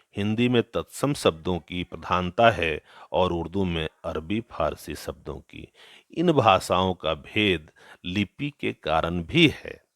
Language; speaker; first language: Hindi; native; Hindi